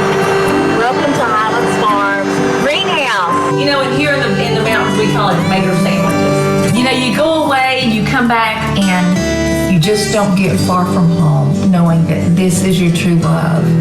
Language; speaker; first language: English; native; English